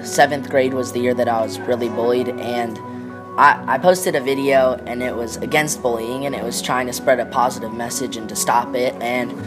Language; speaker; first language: English; native; English